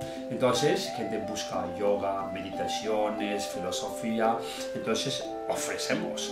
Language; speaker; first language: Spanish; non-native, learner; Tibetan